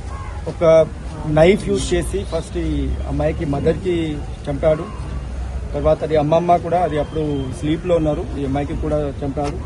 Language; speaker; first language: Telugu; non-native, learner; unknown